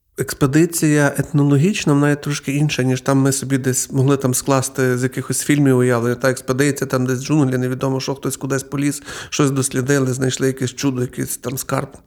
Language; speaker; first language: Ukrainian; native; Ukrainian